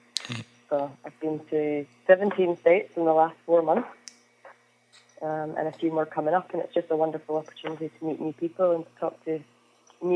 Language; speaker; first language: English; native; English